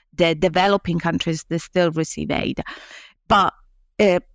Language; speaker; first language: English; non-native, fluent; Italian